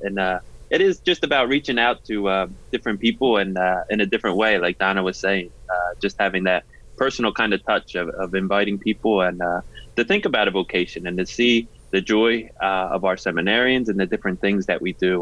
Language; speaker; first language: English; native; English